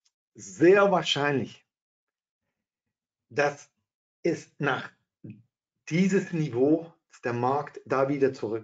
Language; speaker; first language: German; non-native, fluent; Dutch